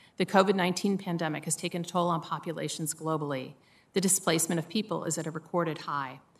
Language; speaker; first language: English; native; English